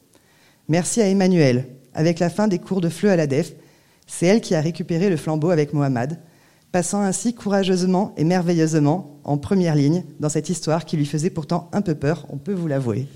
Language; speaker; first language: French; native; French